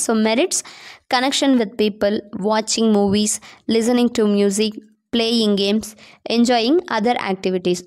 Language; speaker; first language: English; non-native, local second language; Tamil